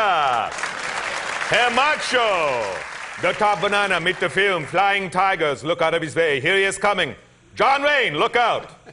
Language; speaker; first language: English; native; English